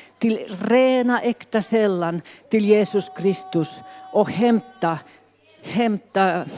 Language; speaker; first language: Swedish; non-native, fluent; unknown